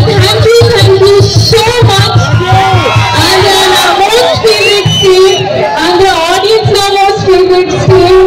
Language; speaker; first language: Telugu; non-native, learner; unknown